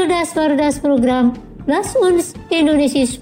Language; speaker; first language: German; non-native, fluent; Indonesian